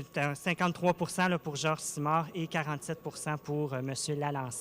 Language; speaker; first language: French; native; French